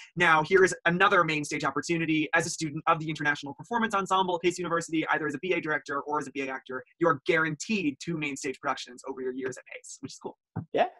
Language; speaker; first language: English; native; English